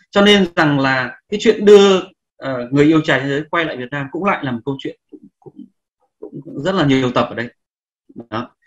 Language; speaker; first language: Vietnamese; native; Vietnamese